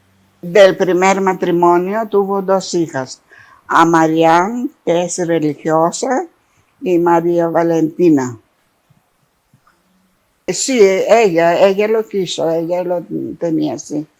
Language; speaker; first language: Spanish; non-native, fluent; Greek